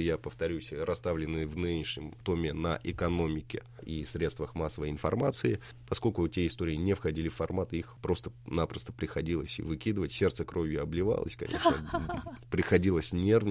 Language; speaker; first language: Russian; native; Russian